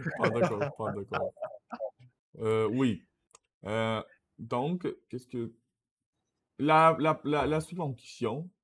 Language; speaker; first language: French; non-native, learner; Russian